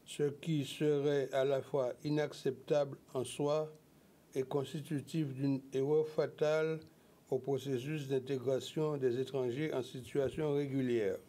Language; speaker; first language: French; native; French